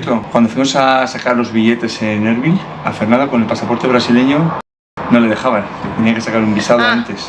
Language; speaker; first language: Spanish; native; Spanish